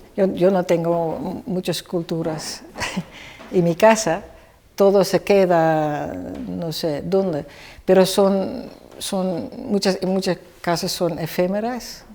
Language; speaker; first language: Spanish; non-native, fluent; Dutch